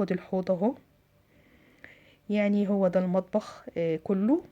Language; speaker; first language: Arabic; native; Arabic